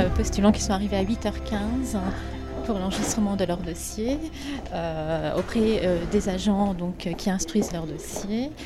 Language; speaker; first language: French; native; French